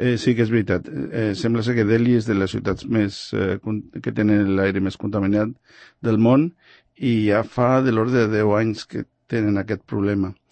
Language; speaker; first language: Catalan; non-native, local second language; Spanish